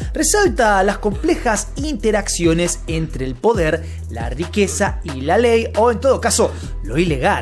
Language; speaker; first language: Spanish; native; Spanish